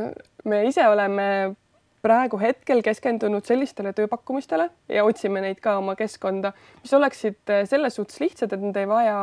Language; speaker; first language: Estonian; native; Estonian